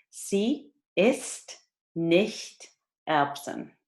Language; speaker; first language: German; non-native, fluent; English